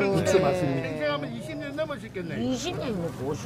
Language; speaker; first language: Korean; native; Korean